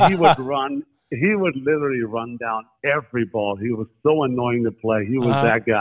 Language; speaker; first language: English; non-native, fluent; German